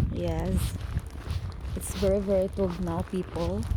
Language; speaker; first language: English; non-native, local second language; Cebuano